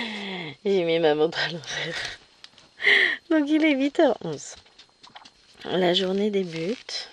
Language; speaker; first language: French; native; French